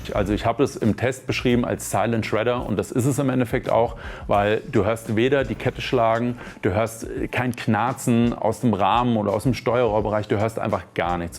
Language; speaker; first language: German; native; German